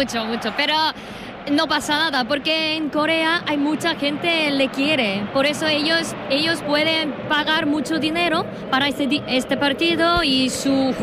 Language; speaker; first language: Spanish; non-native, learner; Korean